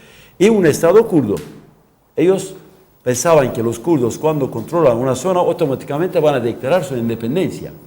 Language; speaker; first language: Spanish; non-native, local second language; Kurdish